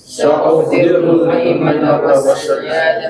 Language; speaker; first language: Arabic; non-native, learner; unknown